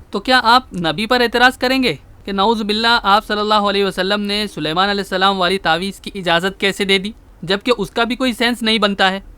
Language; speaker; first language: Urdu; native; Urdu